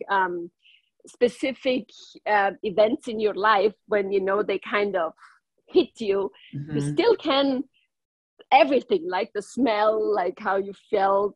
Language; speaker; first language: English; non-native, fluent; German